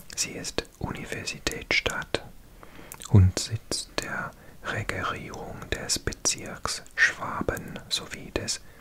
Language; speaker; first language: German; non-native, learner; English